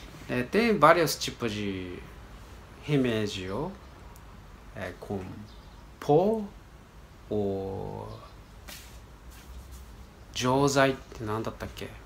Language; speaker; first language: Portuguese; non-native, fluent; Japanese